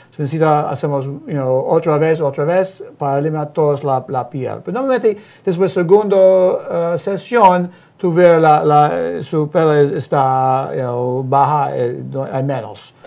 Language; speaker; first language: Spanish; non-native, learner; English